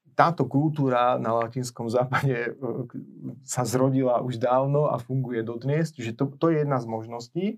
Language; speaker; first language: Slovak; native; Slovak